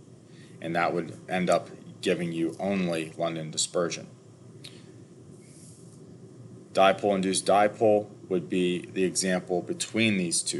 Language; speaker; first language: English; native; English